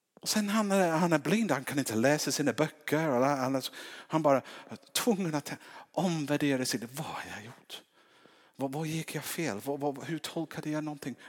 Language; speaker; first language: Swedish; non-native, fluent; English